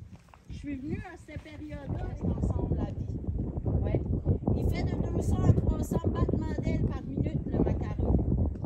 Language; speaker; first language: French; native; French